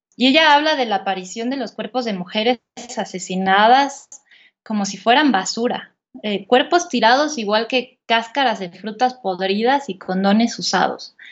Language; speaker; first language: Spanish; native; Spanish